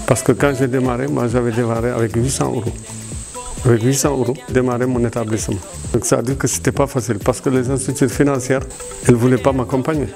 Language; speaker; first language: French; non-native, local second language; Fula